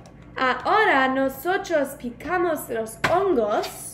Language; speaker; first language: Spanish; non-native, learner; English